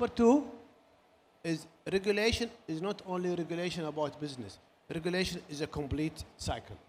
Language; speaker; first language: English; non-native, learner; Arabic